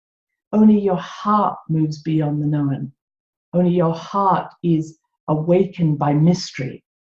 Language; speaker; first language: English; native; English